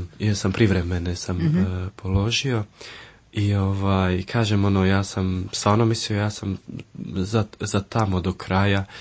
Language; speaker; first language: Croatian; early bilingual, heritage; Croatian